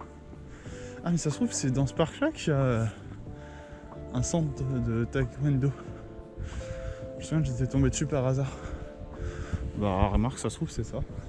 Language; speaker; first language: French; native; French